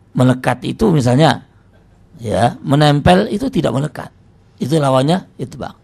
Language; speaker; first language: Indonesian; non-native, local second language; Javanese